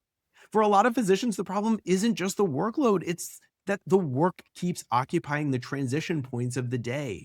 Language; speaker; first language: English; native; English